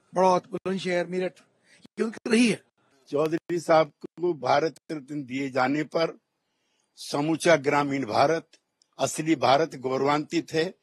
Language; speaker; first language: Hindi; native; Hindi